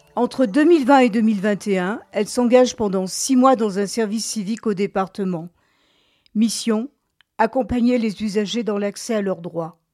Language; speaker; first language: French; native; French